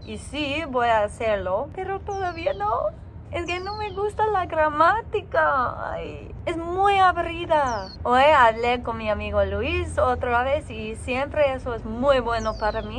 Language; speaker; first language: Spanish; non-native, learner; English